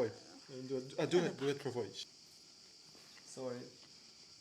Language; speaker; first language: Albanian; non-native, learner; Japanese